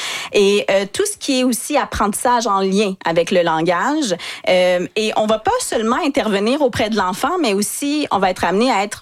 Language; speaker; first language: French; native; French